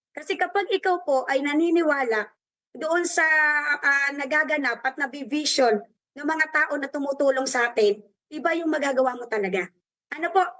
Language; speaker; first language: Filipino; native; Filipino